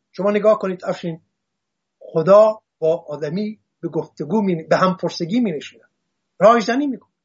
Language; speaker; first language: Persian; non-native, local second language; Assyrian Neo-Aramaic